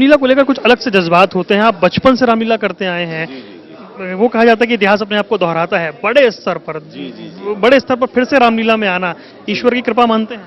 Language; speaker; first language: Hindi; native; Hindi